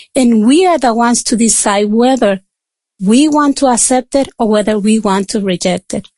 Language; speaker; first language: English; non-native, fluent; Spanish